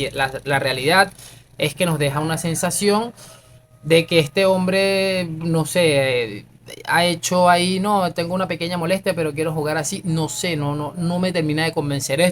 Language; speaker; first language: Spanish; native; Spanish